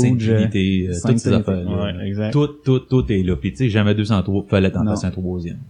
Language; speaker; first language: French; native; French